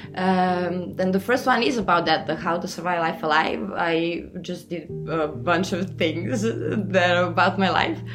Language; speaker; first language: English; non-native, fluent; Serbian